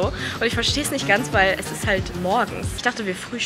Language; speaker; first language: German; native; German